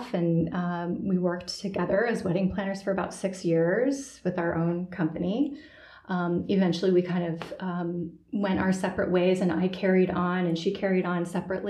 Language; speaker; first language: English; native; English